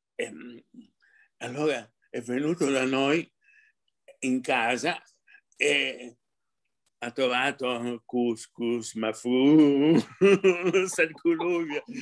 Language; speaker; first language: Italian; early bilingual, heritage; Arabic